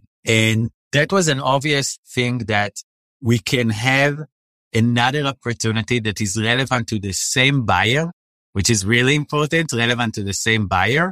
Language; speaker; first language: English; non-native, fluent; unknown